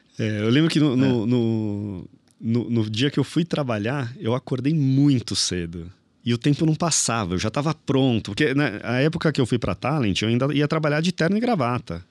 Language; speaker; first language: Portuguese; native; Portuguese